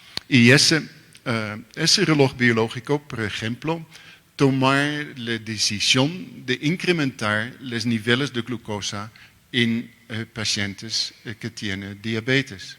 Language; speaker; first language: Spanish; non-native, learner; Dutch